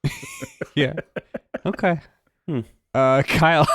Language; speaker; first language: English; native; English